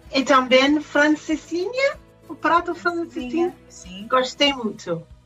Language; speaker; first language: Portuguese; non-native, fluent; Spanish